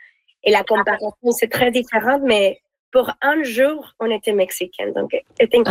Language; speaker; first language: French; non-native, learner; Spanish